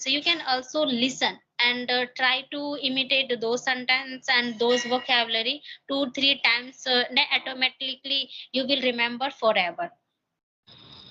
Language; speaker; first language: English; non-native, learner; Hindi